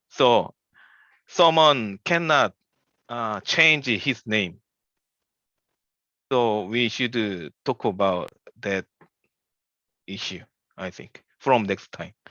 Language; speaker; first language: English; non-native, learner; Korean